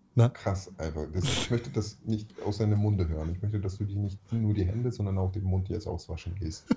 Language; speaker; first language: German; early bilingual, other home language; Russian